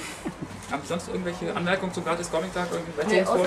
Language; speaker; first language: German; native; German